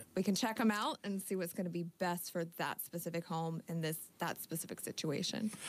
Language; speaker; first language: English; native; English